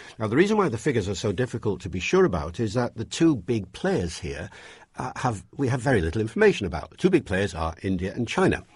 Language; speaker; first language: English; native; English